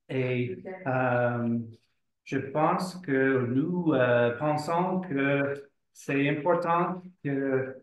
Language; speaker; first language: French; non-native, learner; English